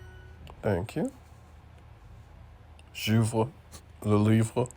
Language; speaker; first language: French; non-native, learner; English